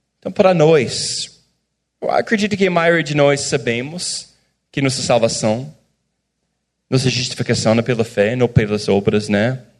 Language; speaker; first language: Portuguese; non-native, fluent; English